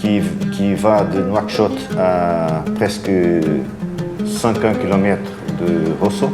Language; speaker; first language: French; non-native, fluent; Portuguese